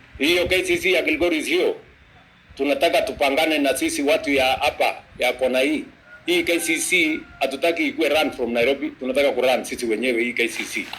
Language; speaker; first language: Swahili; non-native, local second language; Kalenjin